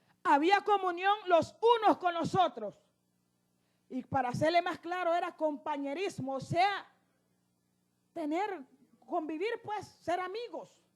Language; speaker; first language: Spanish; native; Spanish